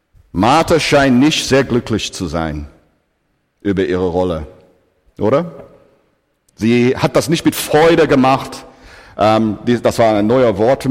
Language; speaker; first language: German; non-native, fluent; English